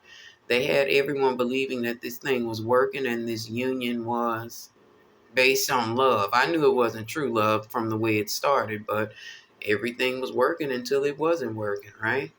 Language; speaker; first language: English; native; English